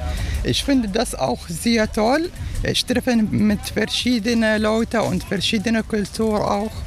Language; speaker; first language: German; non-native, learner; Arabic